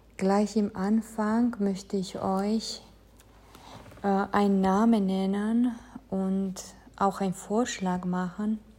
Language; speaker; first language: German; non-native, fluent; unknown